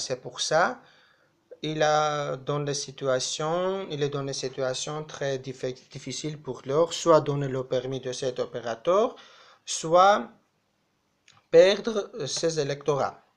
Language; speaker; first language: French; non-native, fluent; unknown